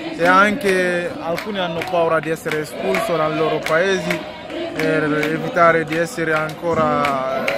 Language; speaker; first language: Italian; non-native, learner; Fula